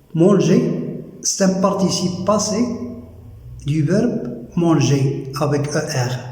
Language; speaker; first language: French; non-native, local second language; Arabic